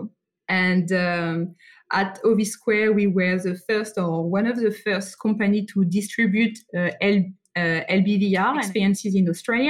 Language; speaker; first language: English; non-native, fluent; French